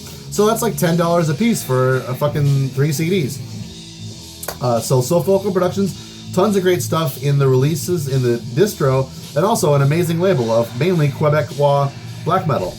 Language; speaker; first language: English; native; English